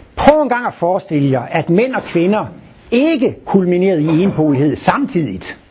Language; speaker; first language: Danish; native; Danish